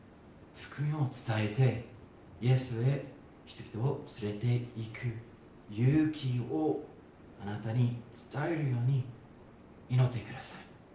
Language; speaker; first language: Japanese; non-native, fluent; English